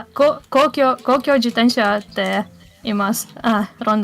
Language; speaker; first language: Japanese; non-native, learner; English